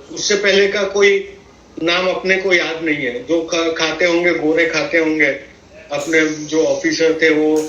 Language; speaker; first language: Hindi; non-native, local second language; Gujarati